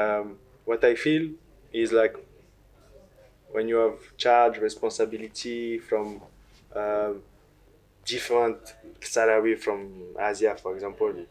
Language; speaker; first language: English; non-native, learner; French